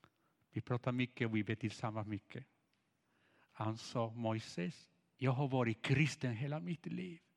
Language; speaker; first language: Swedish; non-native, fluent; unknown